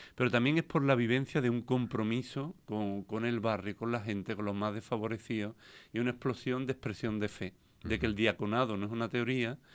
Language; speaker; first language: Spanish; native; Spanish